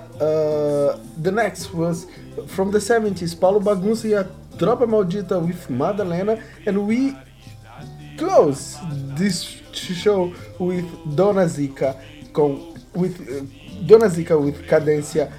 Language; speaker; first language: English; non-native, learner; Portuguese